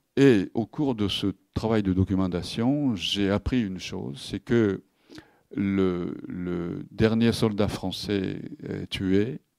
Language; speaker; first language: French; non-native, fluent; Japanese